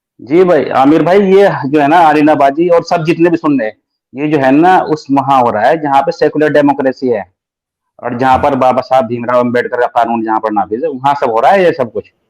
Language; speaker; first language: Hindi; native; Hindi